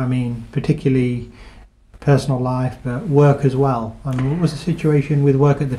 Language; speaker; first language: English; native; English